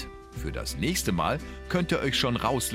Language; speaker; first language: German; native; German